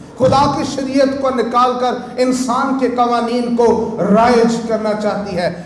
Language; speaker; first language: Urdu; native; Urdu